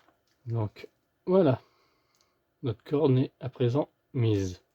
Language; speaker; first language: French; native; French